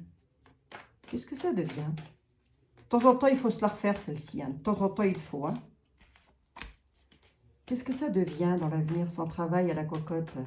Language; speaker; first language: French; native; French